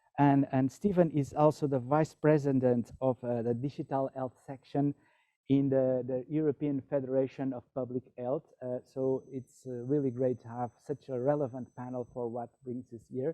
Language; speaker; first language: English; non-native, fluent; Portuguese